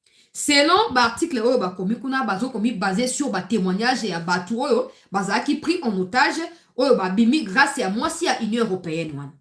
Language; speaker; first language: French; non-native, local second language; Lingala